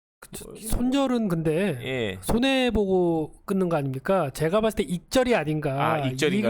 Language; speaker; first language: Korean; native; Korean